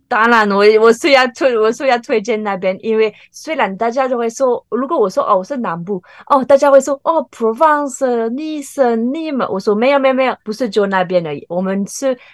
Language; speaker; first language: Chinese; non-native, fluent; French